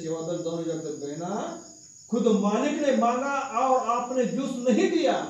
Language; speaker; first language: Hindi; non-native, local second language; Marathi